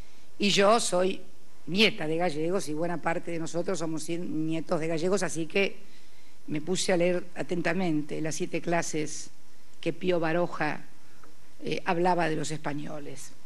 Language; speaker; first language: Spanish; native; Spanish